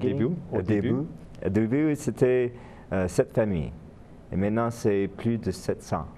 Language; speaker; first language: French; non-native, learner; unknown